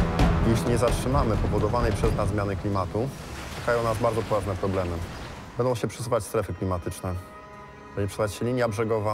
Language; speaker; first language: Polish; native; Polish